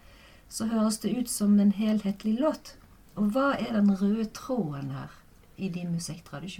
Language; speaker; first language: Norwegian; native; Norwegian